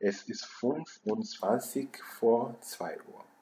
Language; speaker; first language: German; non-native, fluent; Amharic